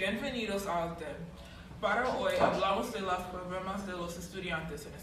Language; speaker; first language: Spanish; non-native, learner; English